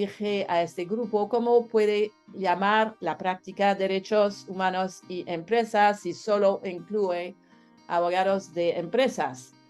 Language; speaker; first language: Spanish; non-native, learner; French